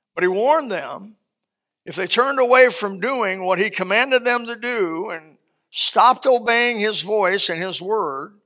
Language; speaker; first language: English; native; English